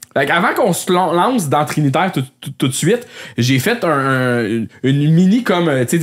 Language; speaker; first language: French; native; French